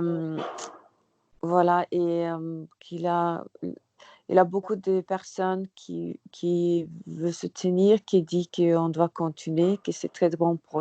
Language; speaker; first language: French; non-native, learner; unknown